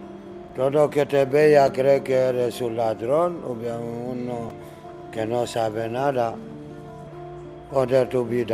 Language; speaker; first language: Spanish; non-native, learner; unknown